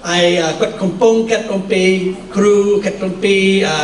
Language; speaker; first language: Khmer; native; Khmer